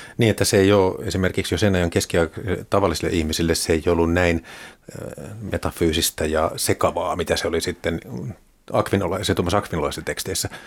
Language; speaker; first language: Finnish; native; Finnish